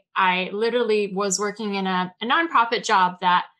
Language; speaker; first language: English; native; English